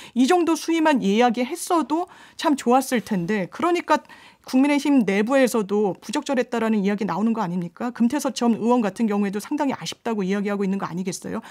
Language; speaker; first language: Korean; native; Korean